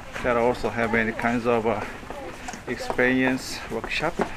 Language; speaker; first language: English; non-native, fluent; Korean